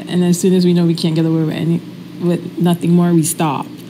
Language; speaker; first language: English; native; English